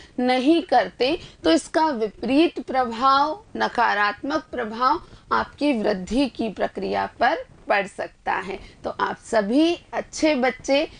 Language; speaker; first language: Hindi; native; Hindi